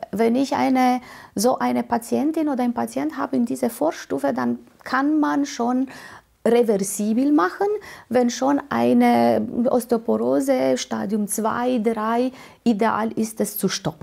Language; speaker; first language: German; non-native, fluent; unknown